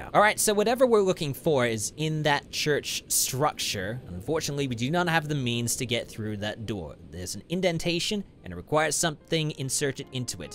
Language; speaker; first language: English; native; English